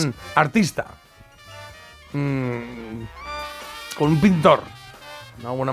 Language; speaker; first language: Spanish; native; Spanish